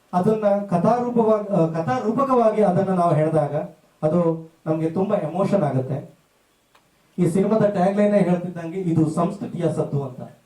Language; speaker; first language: Kannada; native; Kannada